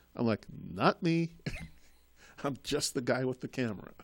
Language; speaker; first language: English; native; English